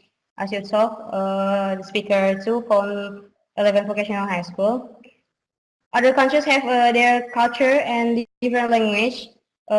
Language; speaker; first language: English; non-native, learner; Indonesian